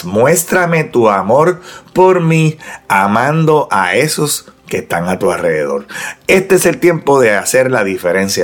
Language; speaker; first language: Spanish; native; Spanish